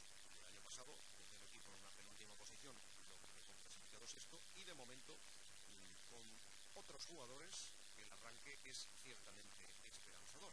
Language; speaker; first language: Spanish; native; Spanish